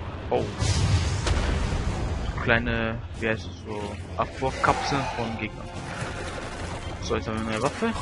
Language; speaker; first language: German; native; German